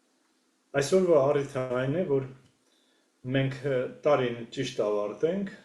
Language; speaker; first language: Armenian; native; Armenian